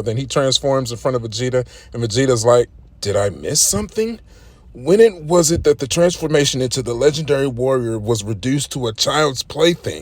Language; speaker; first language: English; native; English